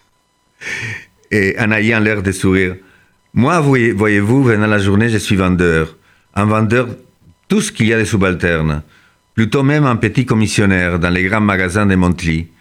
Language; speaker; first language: French; non-native, fluent; Spanish